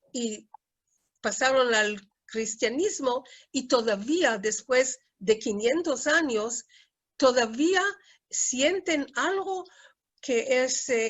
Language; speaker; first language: Spanish; early bilingual, heritage; Spanish